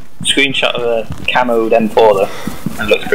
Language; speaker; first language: English; native; English